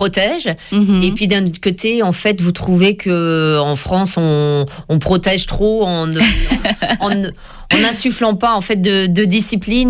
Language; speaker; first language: French; native; French